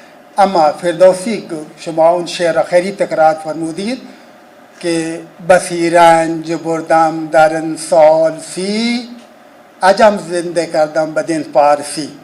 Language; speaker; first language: Persian; non-native, fluent; Urdu